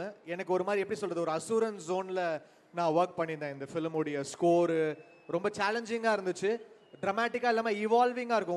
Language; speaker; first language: Tamil; native; Tamil